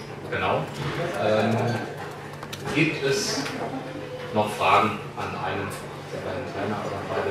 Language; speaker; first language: German; native; German